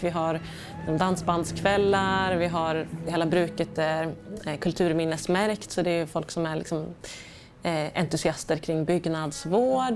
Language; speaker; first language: Swedish; native; Swedish